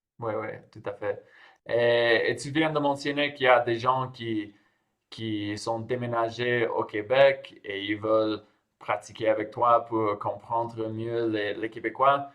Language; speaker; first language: French; non-native, fluent; English